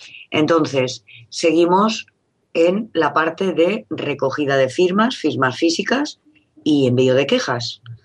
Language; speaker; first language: Spanish; native; Spanish